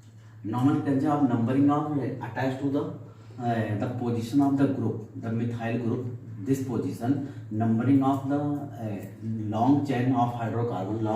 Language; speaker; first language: English; non-native, local second language; Hindi